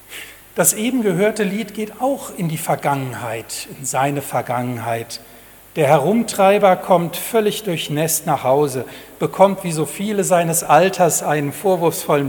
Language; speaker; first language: German; native; German